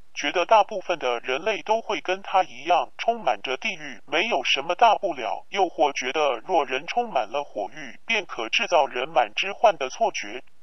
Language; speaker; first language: Chinese; non-native, local second language; Cantonese